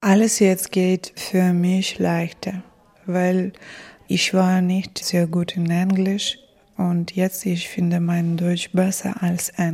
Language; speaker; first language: German; non-native, learner; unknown